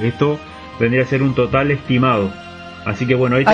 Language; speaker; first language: Spanish; native; Spanish